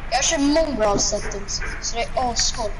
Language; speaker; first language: Swedish; native; Swedish